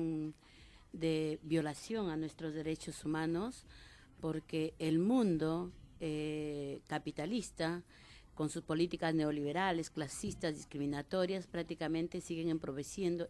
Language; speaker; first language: Spanish; native; Spanish